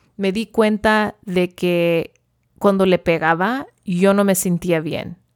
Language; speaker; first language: Spanish; early bilingual, heritage; Spanish